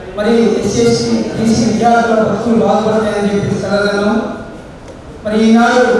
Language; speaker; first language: Telugu; non-native, local second language; Lambadi